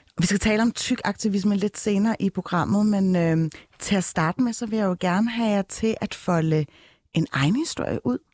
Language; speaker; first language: Danish; early bilingual, other home language; Turkish